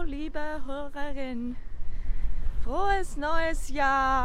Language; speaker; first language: German; non-native, learner; Japanese